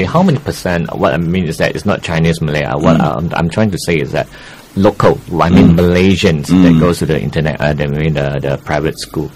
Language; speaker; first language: English; non-native, local second language; Chinese